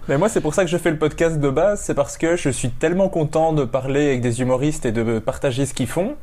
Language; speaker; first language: French; native; French